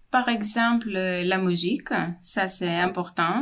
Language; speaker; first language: French; non-native, fluent; Greek